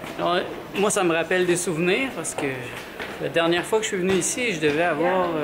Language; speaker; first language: French; native; French